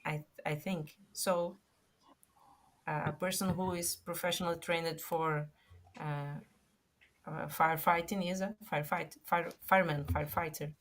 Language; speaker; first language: English; non-native, fluent; Portuguese